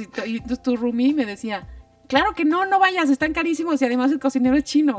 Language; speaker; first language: Spanish; native; Spanish